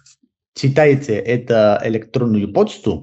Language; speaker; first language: Russian; non-native, learner; Spanish